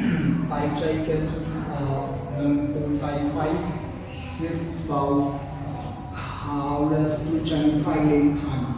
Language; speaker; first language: Vietnamese; non-native, learner; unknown